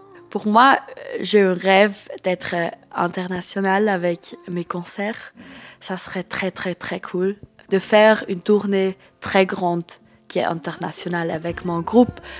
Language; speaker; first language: French; non-native, learner; Swiss German